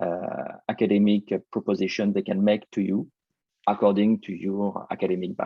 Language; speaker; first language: English; non-native, fluent; French